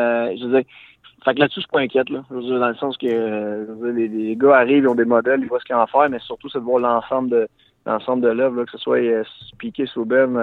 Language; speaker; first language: French; native; French